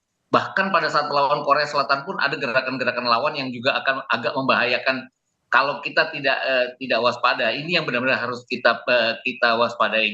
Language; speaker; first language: Indonesian; native; Indonesian